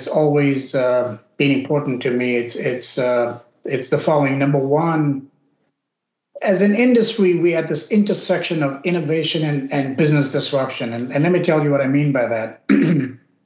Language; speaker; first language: English; native; English